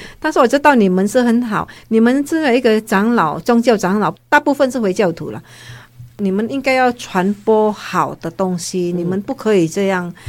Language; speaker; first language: Chinese; non-native, fluent; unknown